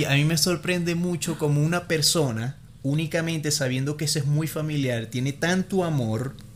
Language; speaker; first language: Spanish; native; Spanish